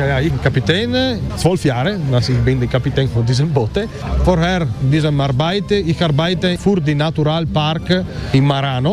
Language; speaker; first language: German; non-native, learner; Italian